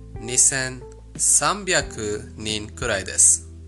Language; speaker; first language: Japanese; non-native, fluent; Persian